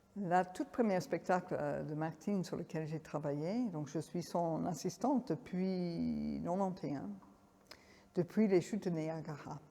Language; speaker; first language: French; non-native, fluent; English